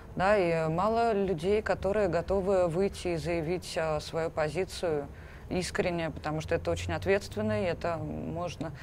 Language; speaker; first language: Russian; native; Russian